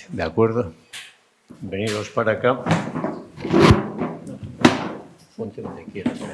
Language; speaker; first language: Spanish; native; Spanish